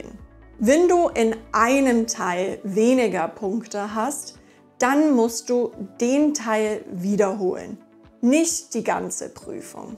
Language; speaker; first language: German; non-native, fluent; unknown